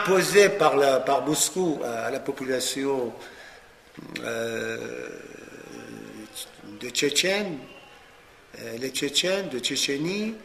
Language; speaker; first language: French; non-native, fluent; Persian